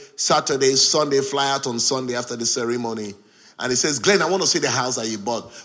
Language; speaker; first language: English; non-native, local second language; Yoruba